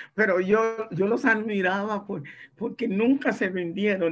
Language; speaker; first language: Spanish; non-native, local second language; English